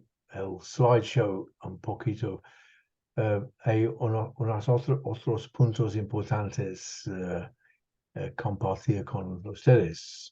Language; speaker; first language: Spanish; non-native, fluent; English